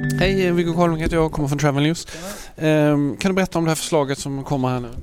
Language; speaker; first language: Swedish; native; Swedish